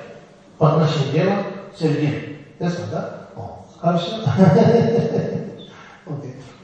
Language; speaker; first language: Russian; non-native, learner; Tibetan